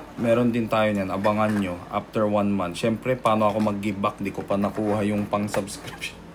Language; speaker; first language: Filipino; early bilingual, other home language; Korean